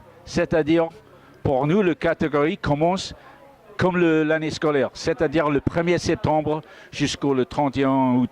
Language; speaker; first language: French; non-native, fluent; English